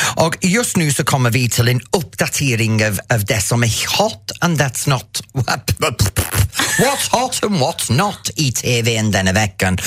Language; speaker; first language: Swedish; non-native, fluent; English